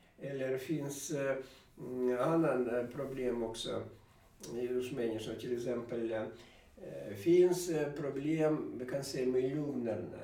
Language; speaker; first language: Swedish; non-native, fluent; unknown